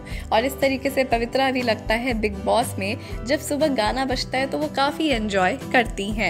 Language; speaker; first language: Hindi; native; Hindi